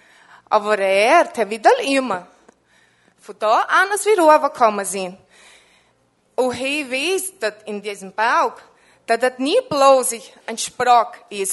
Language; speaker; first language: German; non-native, learner; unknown